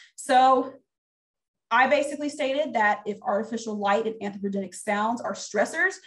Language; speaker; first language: English; native; English